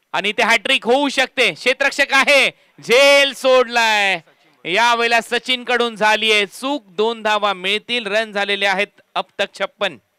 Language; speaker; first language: Marathi; native; Marathi